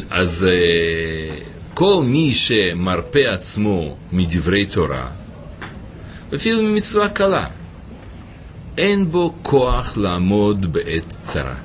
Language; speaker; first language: Hebrew; native; Hebrew